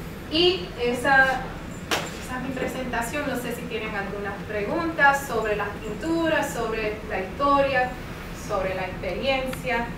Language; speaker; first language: Spanish; early bilingual, heritage; Spanish